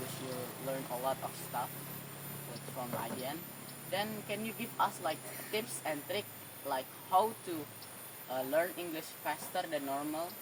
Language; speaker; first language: English; non-native, learner; Indonesian